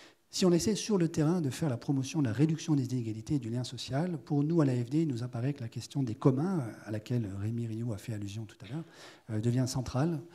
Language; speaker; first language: French; native; French